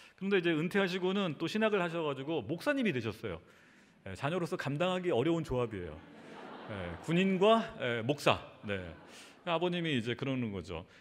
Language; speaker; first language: Korean; native; Korean